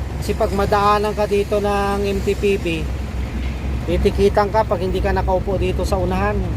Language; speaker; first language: Filipino; native; Filipino